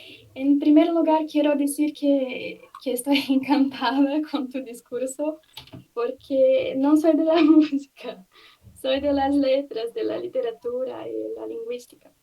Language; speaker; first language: Spanish; non-native, fluent; Portuguese